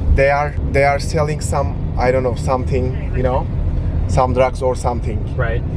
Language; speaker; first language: English; non-native, learner; Turkish